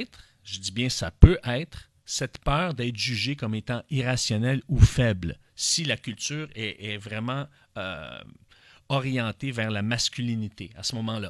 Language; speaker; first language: French; native; French